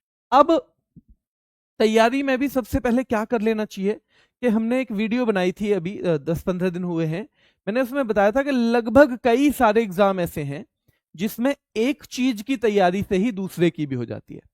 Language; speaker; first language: Hindi; native; Hindi